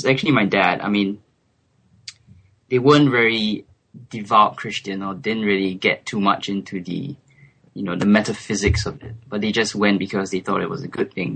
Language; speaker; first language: English; native; English